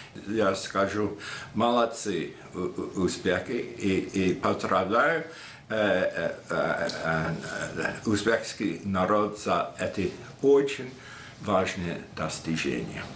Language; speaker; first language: Russian; non-native, fluent; English